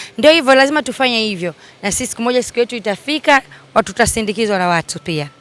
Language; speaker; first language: Swahili; native; Swahili